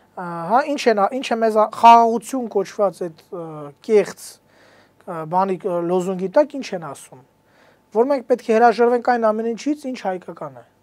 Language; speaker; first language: Armenian; native; Armenian